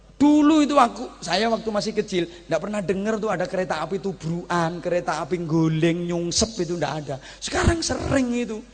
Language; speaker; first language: Indonesian; non-native, local second language; Javanese